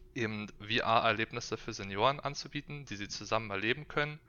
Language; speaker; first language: German; native; German